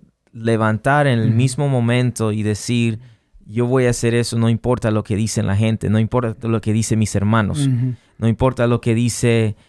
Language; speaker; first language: Spanish; non-native, fluent; English